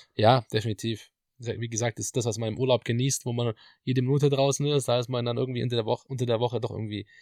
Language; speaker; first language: German; native; German